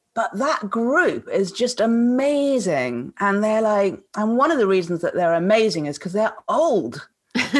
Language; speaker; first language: English; native; English